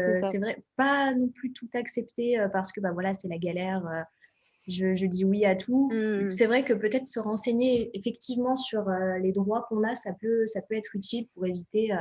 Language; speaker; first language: French; native; French